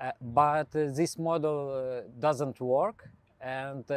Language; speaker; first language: English; non-native, learner; Belarusian